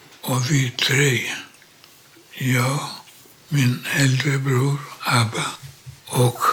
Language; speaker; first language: Swedish; non-native, learner; Polish